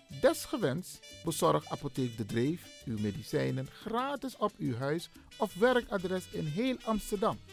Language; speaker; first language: Dutch; native; Dutch